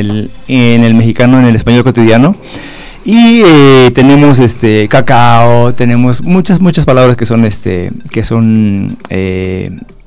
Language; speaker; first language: Spanish; non-native, local second language; Nahuatl languages